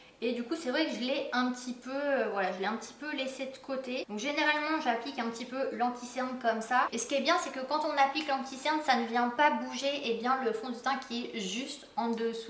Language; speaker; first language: French; native; French